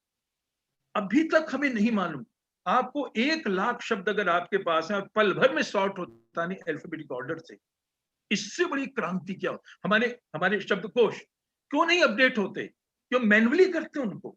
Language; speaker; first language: Hindi; native; Hindi